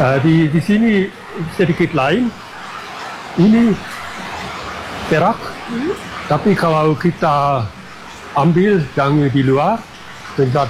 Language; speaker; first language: Indonesian; non-native, fluent; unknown